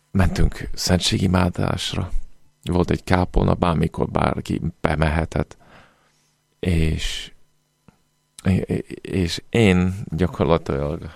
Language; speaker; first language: Hungarian; non-native, fluent; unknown